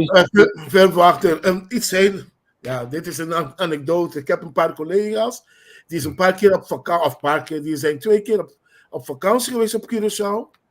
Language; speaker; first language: Dutch; non-native, local second language; Papiamento